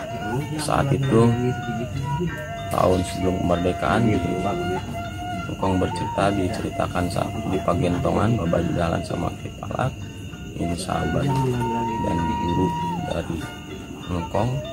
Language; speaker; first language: Indonesian; native; Indonesian